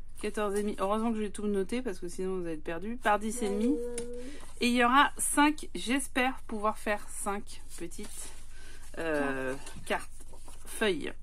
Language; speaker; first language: French; native; French